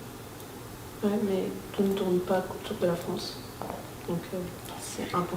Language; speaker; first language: French; native; French